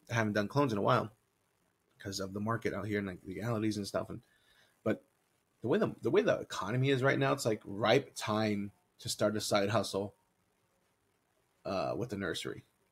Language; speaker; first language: English; native; English